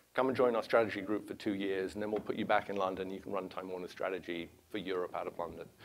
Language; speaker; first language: English; native; English